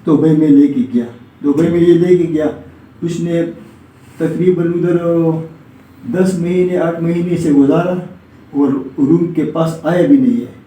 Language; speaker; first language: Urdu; non-native, local second language; Pashto